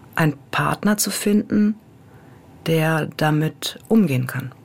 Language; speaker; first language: German; native; German